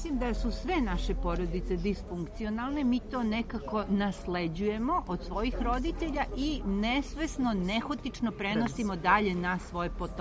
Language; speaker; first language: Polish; non-native, learner; Serbian